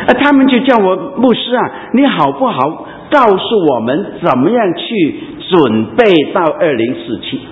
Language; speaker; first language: Chinese; non-native, local second language; Cantonese